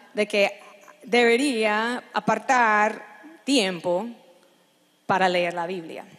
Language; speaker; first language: Spanish; non-native, fluent; English